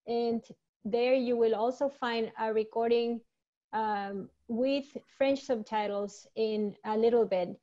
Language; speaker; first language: English; non-native, fluent; Spanish